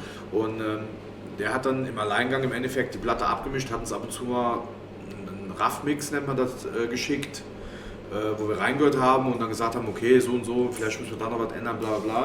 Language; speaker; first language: German; native; German